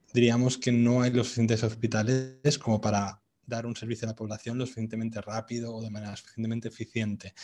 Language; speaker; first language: Spanish; native; Spanish